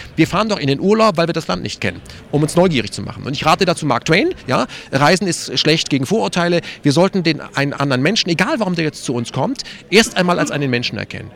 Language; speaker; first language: German; native; German